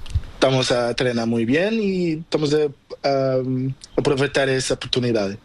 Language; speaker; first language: Spanish; non-native, learner; Portuguese